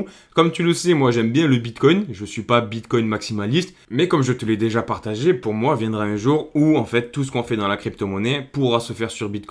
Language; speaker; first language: French; native; French